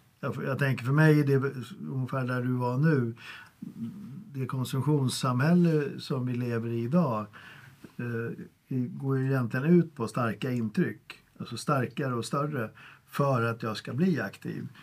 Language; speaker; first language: Swedish; native; Swedish